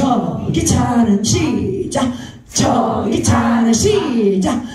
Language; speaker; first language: Korean; native; Korean